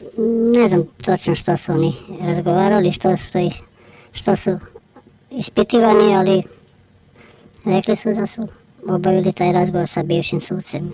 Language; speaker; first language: Croatian; native; Croatian